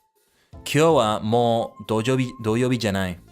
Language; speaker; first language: Japanese; non-native, learner; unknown